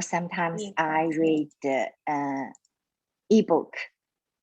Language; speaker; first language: English; non-native, learner; Chinese